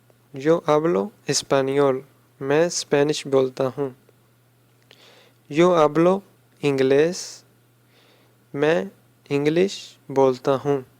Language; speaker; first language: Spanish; non-native, fluent; Urdu